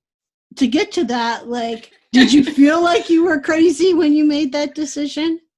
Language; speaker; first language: English; native; English